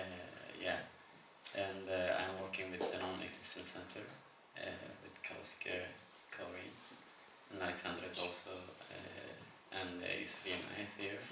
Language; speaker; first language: English; non-native, learner; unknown